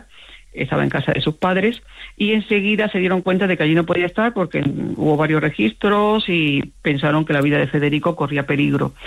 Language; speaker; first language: Spanish; native; Spanish